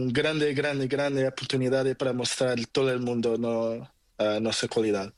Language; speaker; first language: Spanish; non-native, learner; Portuguese